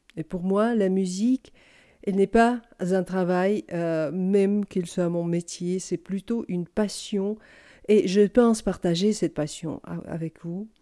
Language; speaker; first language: French; non-native, fluent; Russian